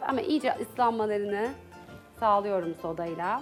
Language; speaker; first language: Turkish; native; Turkish